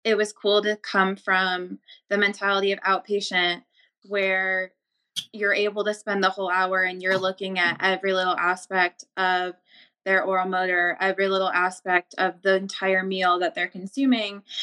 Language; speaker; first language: English; native; English